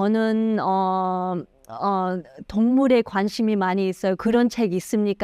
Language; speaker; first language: Korean; early bilingual, heritage; Korean